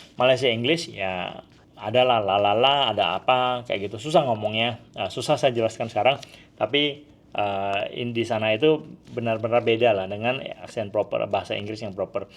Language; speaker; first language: Indonesian; non-native, local second language; Hakka Chinese